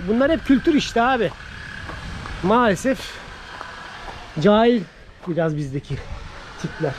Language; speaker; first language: Turkish; native; Turkish